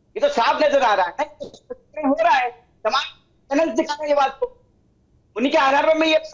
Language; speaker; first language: Hindi; native; Hindi